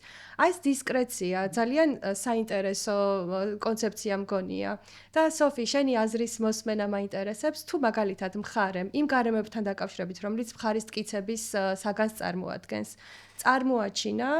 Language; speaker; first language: Georgian; native; Georgian